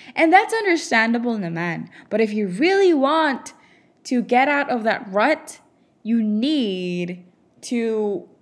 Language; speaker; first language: English; non-native, local second language; Filipino